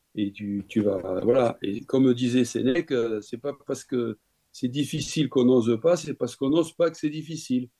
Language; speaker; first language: French; native; French